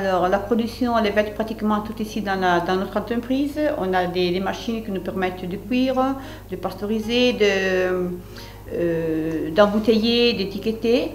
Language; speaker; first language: French; non-native, local second language; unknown